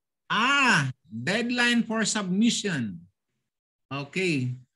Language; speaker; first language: English; non-native, local second language; Filipino